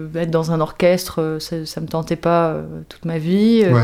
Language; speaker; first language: French; native; French